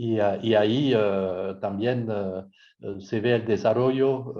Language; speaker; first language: Spanish; non-native, fluent; French